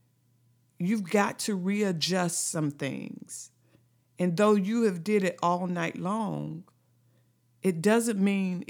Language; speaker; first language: English; native; English